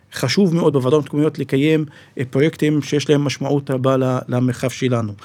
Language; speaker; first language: Hebrew; non-native, local second language; Arabic